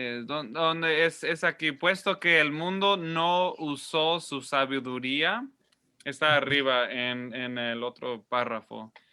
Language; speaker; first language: Spanish; non-native, fluent; English